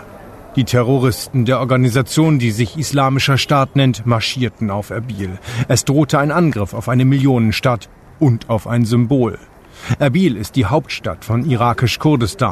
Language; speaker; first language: German; native; German